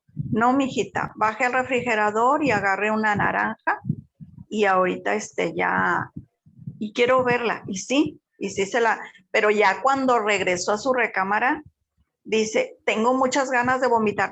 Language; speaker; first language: Spanish; native; Spanish